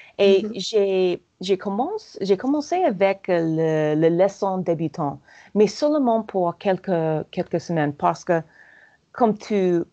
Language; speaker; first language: French; non-native, learner; English